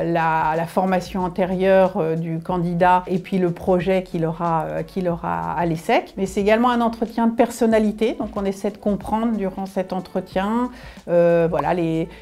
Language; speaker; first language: French; native; French